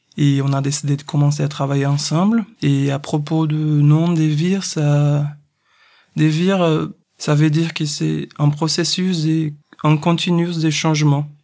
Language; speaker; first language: French; non-native, fluent; Portuguese